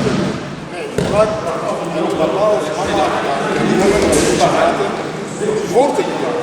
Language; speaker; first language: Dutch; non-native, learner; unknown